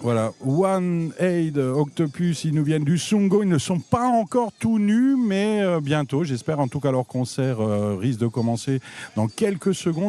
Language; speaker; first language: French; native; French